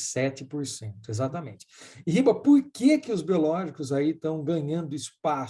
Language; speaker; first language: Portuguese; native; Portuguese